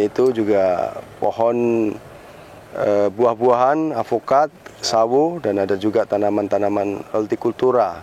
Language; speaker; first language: Indonesian; native; Indonesian